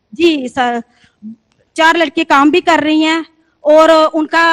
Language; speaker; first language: Hindi; native; Hindi